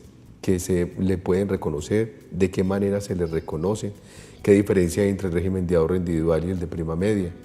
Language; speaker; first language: Spanish; native; Spanish